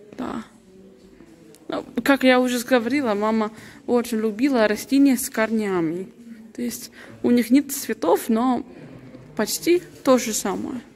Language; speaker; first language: Russian; non-native, learner; English